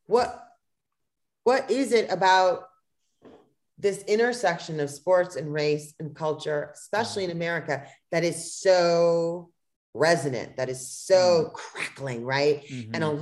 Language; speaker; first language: English; native; English